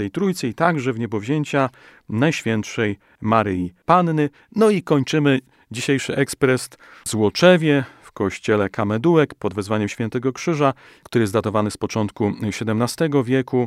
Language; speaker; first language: Polish; native; Polish